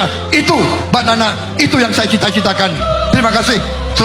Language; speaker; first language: Indonesian; native; Indonesian